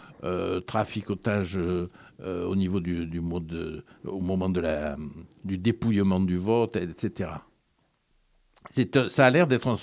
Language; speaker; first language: French; native; French